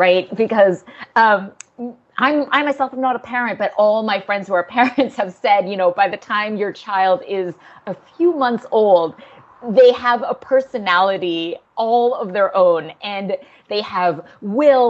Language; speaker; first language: English; native; English